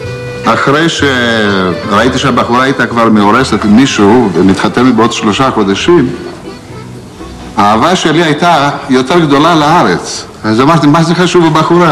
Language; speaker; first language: Hebrew; non-native, fluent; Greek